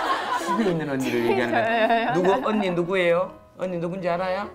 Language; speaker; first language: Korean; native; Korean